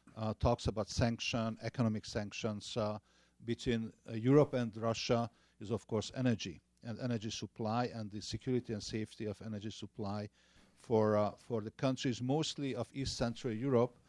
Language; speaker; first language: English; non-native, fluent; Hungarian